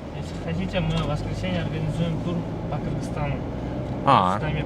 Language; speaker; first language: Russian; non-native, local second language; Uzbek